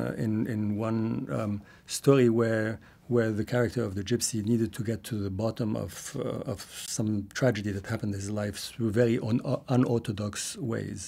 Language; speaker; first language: English; non-native, fluent; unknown